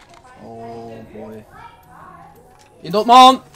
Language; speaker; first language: French; native; French